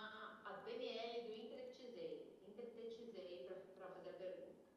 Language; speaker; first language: Portuguese; native; Portuguese